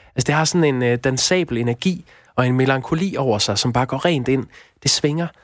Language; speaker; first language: Danish; native; Danish